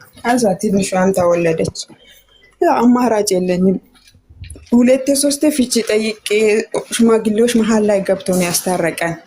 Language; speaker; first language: Amharic; non-native, local second language; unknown